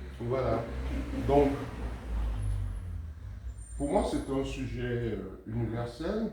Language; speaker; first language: French; native; French